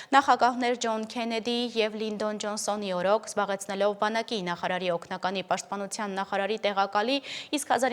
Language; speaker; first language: Armenian; native; Armenian